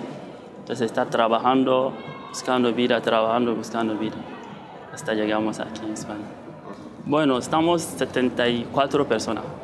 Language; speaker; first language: Spanish; non-native, learner; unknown